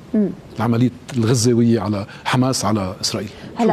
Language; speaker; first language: Arabic; native; Arabic